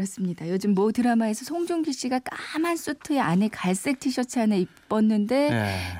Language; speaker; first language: Korean; native; Korean